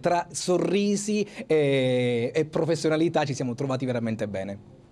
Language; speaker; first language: Italian; native; Italian